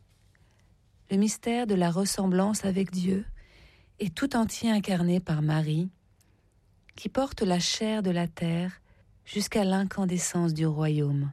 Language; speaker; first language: French; native; French